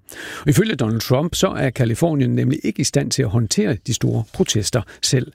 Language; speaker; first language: Danish; native; Danish